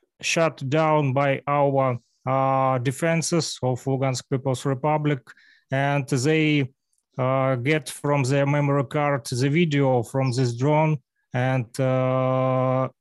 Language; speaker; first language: English; non-native, learner; Russian